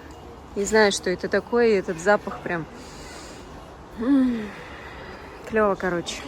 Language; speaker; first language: Russian; native; Russian